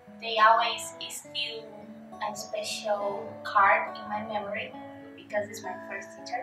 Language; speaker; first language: English; non-native, learner; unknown